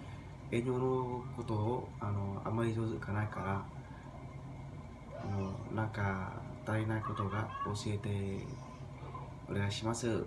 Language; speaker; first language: Japanese; non-native, learner; Vietnamese